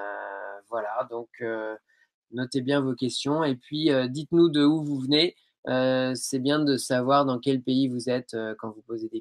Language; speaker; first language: French; native; French